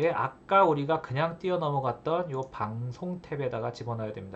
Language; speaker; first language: Korean; native; Korean